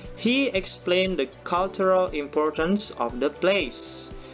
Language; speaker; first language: English; non-native, fluent; Indonesian